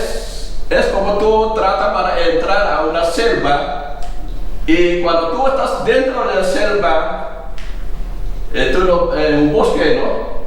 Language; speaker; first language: Spanish; non-native, fluent; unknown